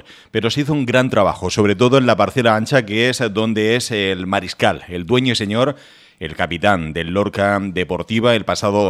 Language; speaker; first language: Spanish; native; Spanish